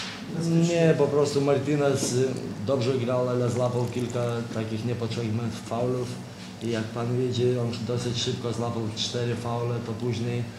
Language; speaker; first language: Polish; non-native, fluent; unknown